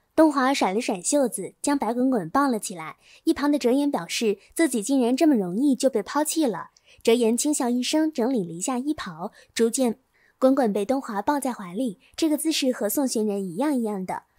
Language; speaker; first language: Chinese; native; Chinese